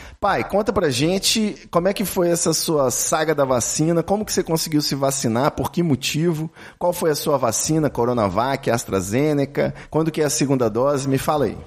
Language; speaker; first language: Portuguese; native; Portuguese